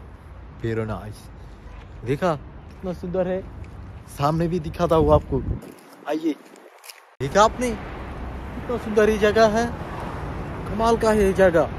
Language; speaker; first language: Hindi; non-native, learner; Bangla